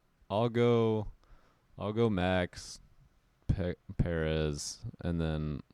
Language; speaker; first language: English; native; English